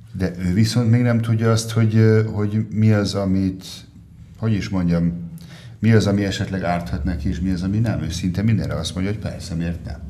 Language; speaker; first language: Hungarian; early bilingual, heritage; Hungarian